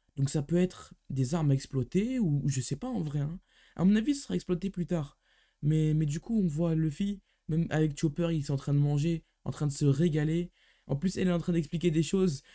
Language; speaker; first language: French; native; French